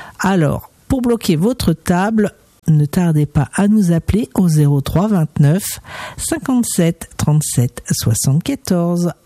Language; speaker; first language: French; native; French